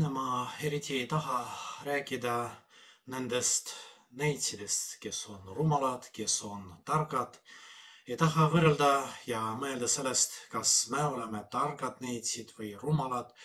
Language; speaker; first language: Estonian; non-native, fluent; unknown